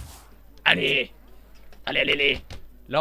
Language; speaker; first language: French; native; French